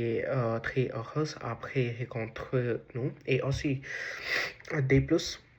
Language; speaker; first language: French; non-native, learner; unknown